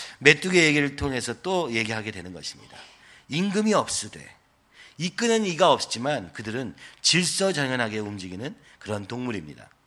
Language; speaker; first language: Korean; native; Korean